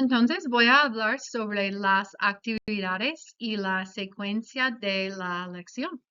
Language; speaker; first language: Spanish; non-native, fluent; English